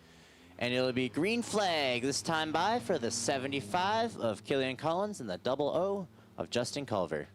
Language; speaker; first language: English; native; English